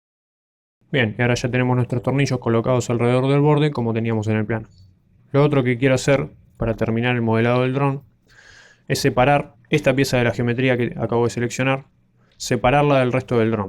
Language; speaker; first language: Spanish; native; Spanish